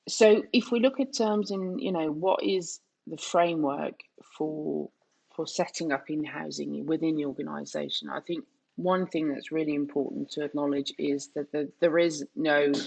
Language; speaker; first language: English; non-native, fluent; Danish